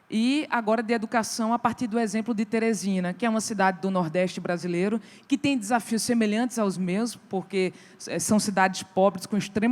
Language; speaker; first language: Portuguese; native; Portuguese